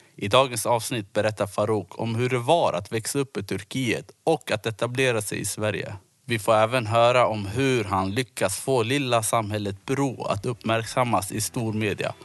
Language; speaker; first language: Swedish; early bilingual, other home language; Somali